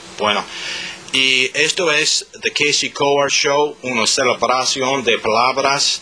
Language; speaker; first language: Spanish; non-native, learner; English